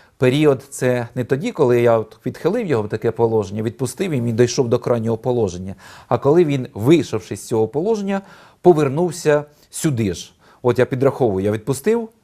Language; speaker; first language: Ukrainian; native; Ukrainian